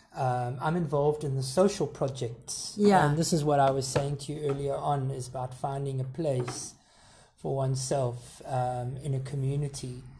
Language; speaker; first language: English; native; English